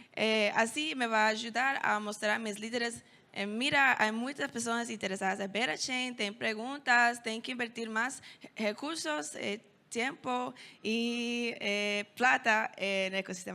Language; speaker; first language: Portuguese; non-native, learner; Spanish